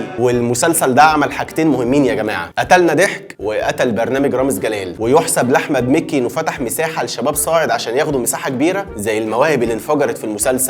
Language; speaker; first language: Arabic; native; Arabic